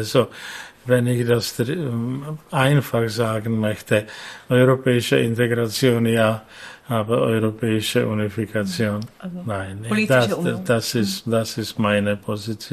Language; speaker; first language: German; non-native, fluent; Czech